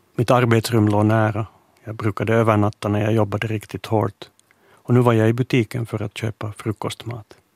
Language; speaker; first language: Swedish; native; Swedish